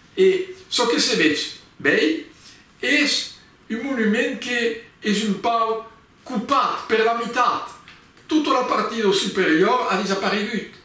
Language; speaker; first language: Occitan; native; Occitan